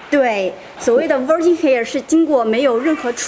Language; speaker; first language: Chinese; native; Chinese